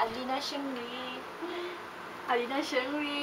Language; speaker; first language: Chinese; non-native, learner; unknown